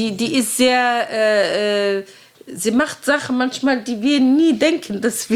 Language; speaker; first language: German; non-native, fluent; Arabic